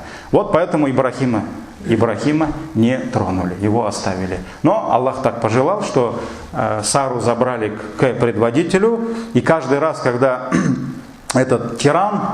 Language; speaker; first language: Russian; non-native, local second language; Tatar